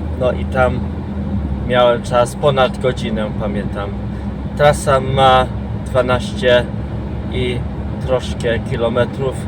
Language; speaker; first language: Polish; non-native, fluent; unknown